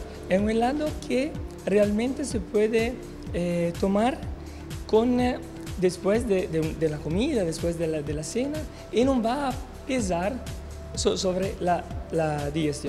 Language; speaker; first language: Spanish; non-native, fluent; Italian